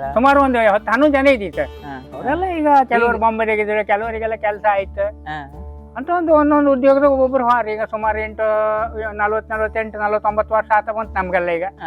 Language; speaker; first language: Kannada; native; Kannada